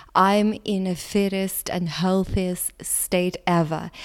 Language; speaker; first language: English; non-native, fluent; Latvian